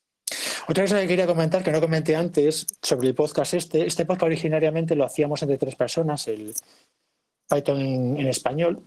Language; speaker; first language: Spanish; native; Spanish